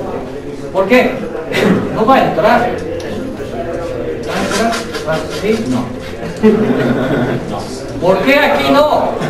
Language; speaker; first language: Spanish; non-native, learner; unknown